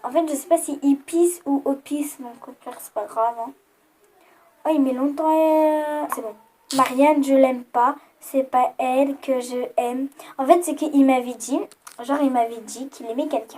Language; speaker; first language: French; native; French